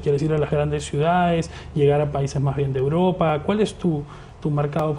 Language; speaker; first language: Spanish; native; Spanish